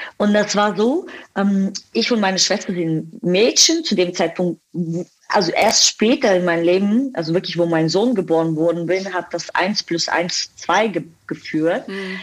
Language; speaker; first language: German; non-native, fluent; Bulgarian